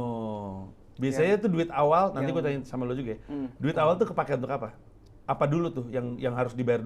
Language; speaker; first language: Indonesian; native; Indonesian